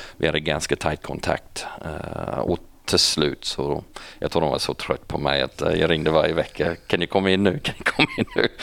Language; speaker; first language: Swedish; non-native, fluent; English